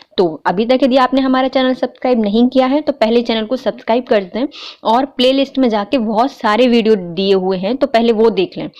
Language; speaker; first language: Hindi; native; Hindi